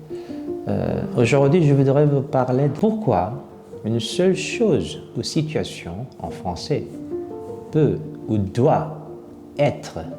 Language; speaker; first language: French; non-native, fluent; Korean